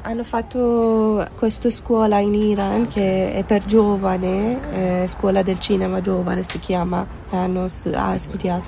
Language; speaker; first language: Italian; non-native, fluent; Persian